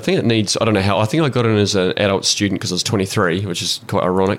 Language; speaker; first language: English; native; English